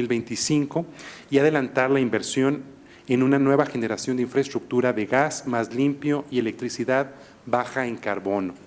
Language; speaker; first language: Spanish; native; Spanish